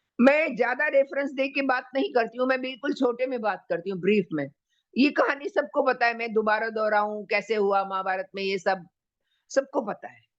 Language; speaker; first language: Hindi; native; Hindi